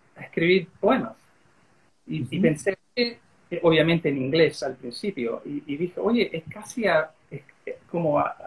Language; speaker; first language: Spanish; early bilingual, heritage; Spanish